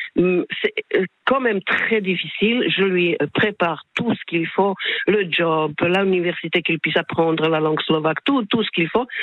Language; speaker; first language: French; non-native, fluent; Slovak